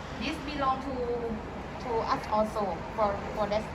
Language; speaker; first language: English; non-native, local second language; Thai